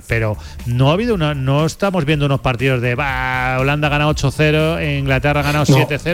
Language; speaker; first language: Spanish; native; Spanish